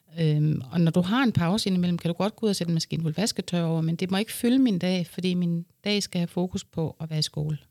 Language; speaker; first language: Danish; native; Danish